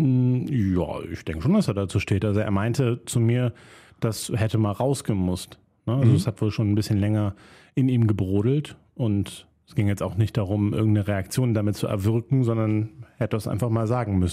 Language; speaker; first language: German; native; German